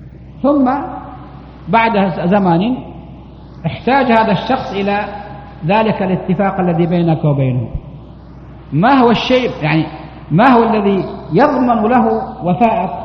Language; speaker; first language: Arabic; native; Arabic